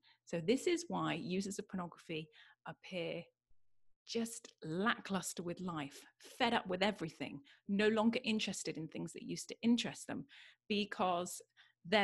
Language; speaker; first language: English; native; English